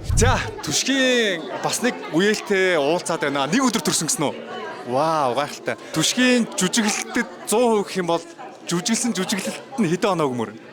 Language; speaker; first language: Mongolian; native; Mongolian